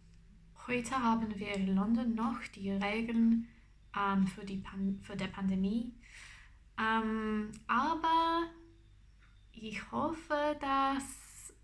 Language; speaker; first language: German; non-native, learner; English